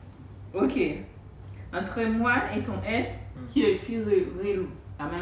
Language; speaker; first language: French; non-native, learner; Haitian Creole